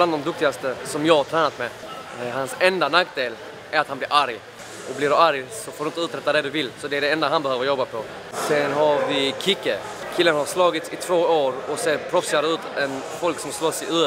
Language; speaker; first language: Swedish; native; Swedish